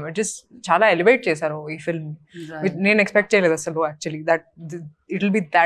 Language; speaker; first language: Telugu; non-native, fluent; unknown